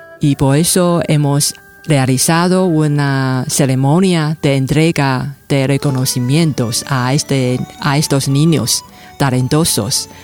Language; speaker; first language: Spanish; non-native, fluent; Chinese